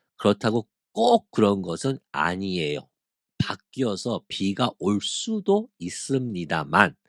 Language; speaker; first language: Korean; native; Korean